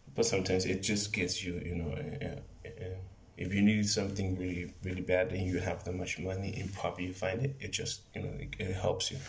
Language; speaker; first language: English; non-native, fluent; Spanish